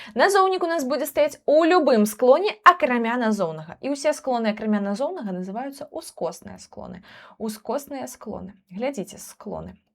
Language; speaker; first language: Belarusian; non-native, local second language; Russian